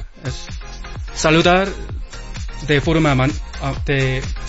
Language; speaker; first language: Spanish; non-native, learner; Korean